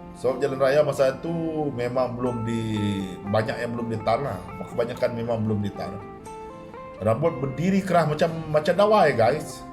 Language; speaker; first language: Malay; non-native, local second language; Iban